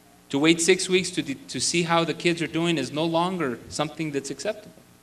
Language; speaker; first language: English; early bilingual, other home language; Spanish